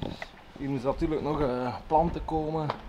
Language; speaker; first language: Dutch; native; Dutch